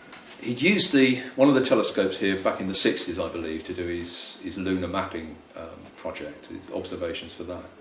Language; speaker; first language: English; native; English